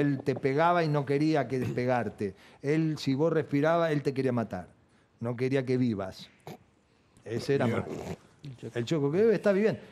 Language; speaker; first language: Spanish; native; Spanish